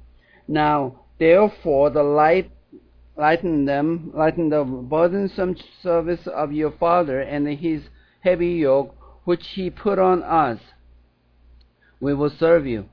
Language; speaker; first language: English; non-native, fluent; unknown